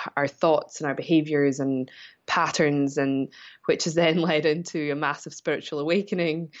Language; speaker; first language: English; native; English